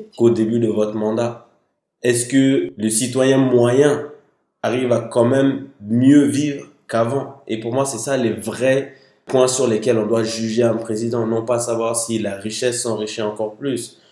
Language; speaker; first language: French; non-native, local second language; Bambara